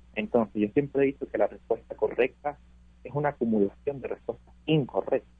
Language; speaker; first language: Spanish; native; Spanish